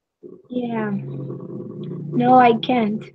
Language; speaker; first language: English; non-native, learner; Spanish